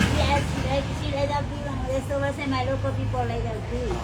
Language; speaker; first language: English; non-native, learner; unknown